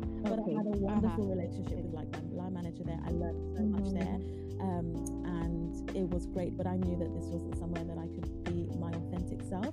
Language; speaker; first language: English; native; English